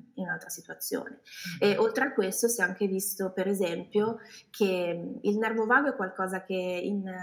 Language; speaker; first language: Italian; native; Italian